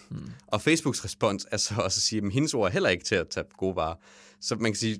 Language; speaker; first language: Danish; native; Danish